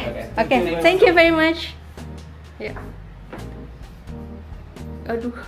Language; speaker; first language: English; non-native, learner; Indonesian